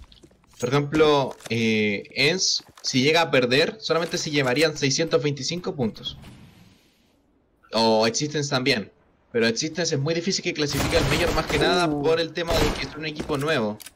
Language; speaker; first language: Spanish; native; Spanish